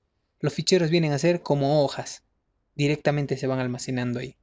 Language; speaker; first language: Spanish; native; Spanish